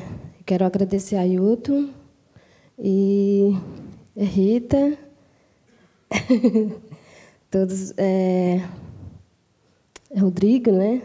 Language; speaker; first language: Portuguese; non-native, local second language; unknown